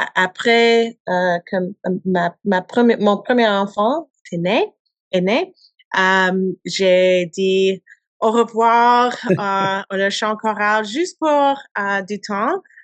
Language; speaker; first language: French; non-native, learner; English